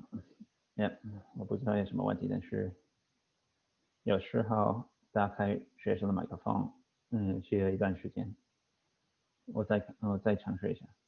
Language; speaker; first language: Chinese; non-native, fluent; English